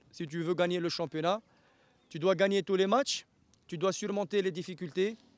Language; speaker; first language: French; non-native, local second language; Arabic